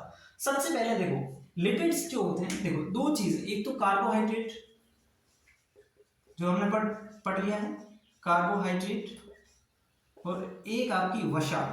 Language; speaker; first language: Hindi; native; Hindi